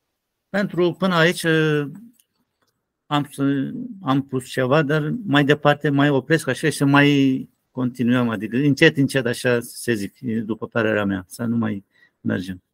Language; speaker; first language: Romanian; non-native, learner; Turkish